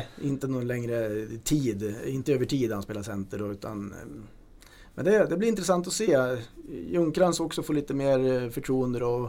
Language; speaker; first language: Swedish; native; Swedish